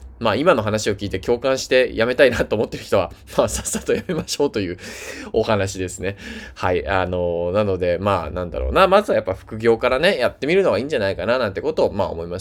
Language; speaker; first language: Japanese; native; Japanese